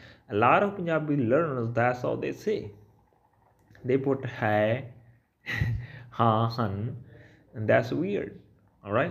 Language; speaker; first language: English; non-native, local second language; Punjabi